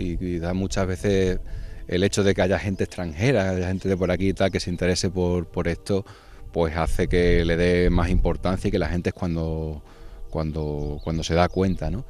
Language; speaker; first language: Spanish; native; Spanish